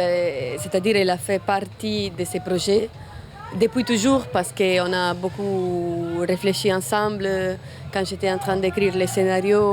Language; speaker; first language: French; non-native, fluent; Italian